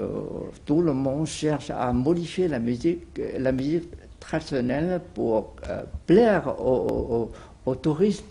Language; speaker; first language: French; non-native, fluent; Vietnamese